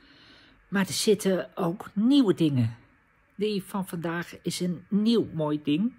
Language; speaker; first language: Dutch; native; Dutch